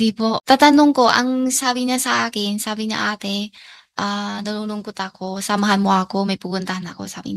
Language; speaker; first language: Filipino; non-native, learner; Chinese